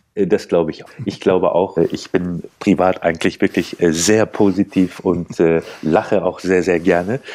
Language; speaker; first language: German; early bilingual, other home language; Turkish